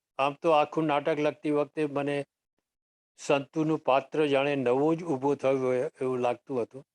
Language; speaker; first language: Gujarati; native; Gujarati